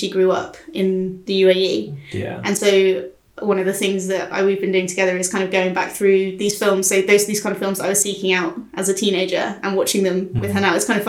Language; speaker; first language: English; native; English